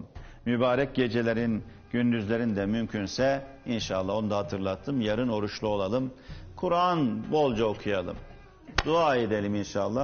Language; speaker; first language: Turkish; native; Turkish